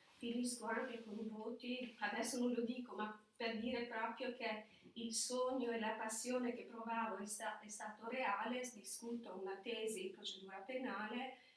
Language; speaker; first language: Italian; non-native, fluent; Albanian